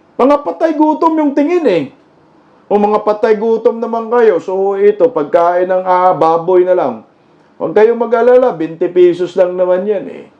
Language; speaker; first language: Filipino; non-native, local second language; Cebuano